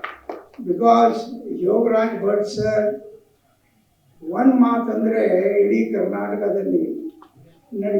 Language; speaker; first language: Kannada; non-native, local second language; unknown